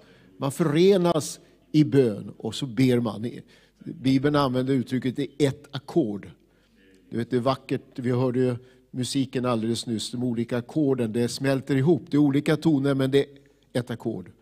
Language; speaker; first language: Swedish; native; Swedish